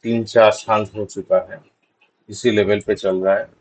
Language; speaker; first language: Hindi; non-native, local second language; Bangla